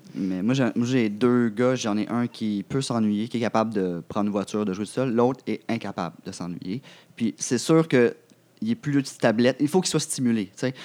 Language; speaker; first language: French; native; French